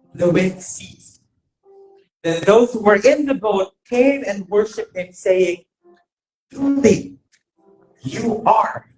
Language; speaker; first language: English; non-native, local second language; Filipino